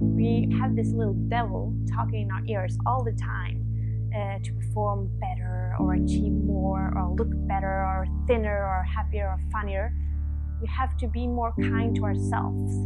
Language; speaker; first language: English; non-native, fluent; Swedish